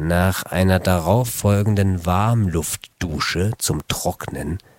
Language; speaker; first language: German; native; German